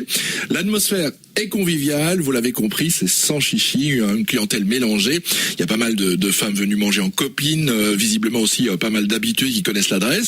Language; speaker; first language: French; native; French